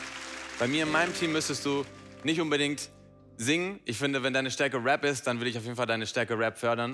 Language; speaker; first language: German; native; German